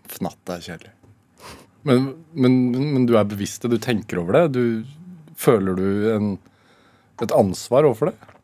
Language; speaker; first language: Norwegian; native; Norwegian